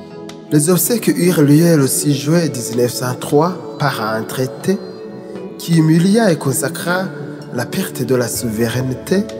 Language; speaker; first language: French; non-native, local second language; Rundi